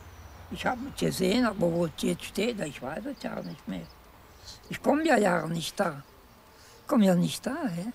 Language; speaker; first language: Dutch; non-native, local second language; German